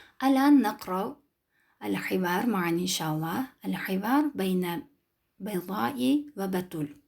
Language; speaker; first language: Arabic; non-native, learner; Kyrgyz